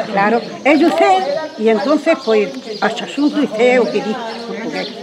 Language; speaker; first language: Spanish; non-native, local second language; Portuguese